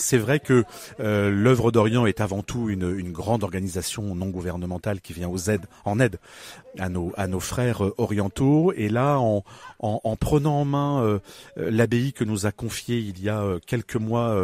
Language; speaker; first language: French; native; French